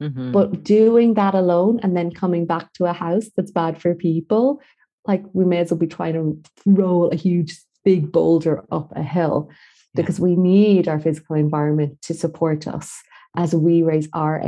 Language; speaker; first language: English; native; English